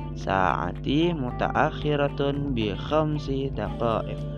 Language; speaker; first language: Arabic; non-native, learner; Indonesian